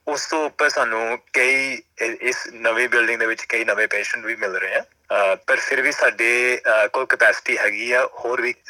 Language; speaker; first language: Punjabi; early bilingual, heritage; Punjabi